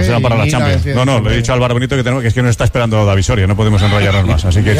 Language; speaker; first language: Spanish; native; Spanish